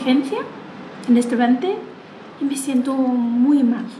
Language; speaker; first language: Spanish; non-native, learner; Chinese